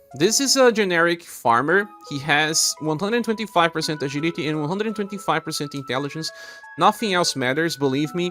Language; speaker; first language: English; non-native, fluent; Portuguese